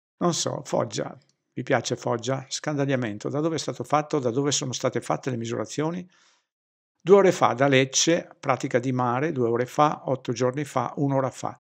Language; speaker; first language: Italian; native; Italian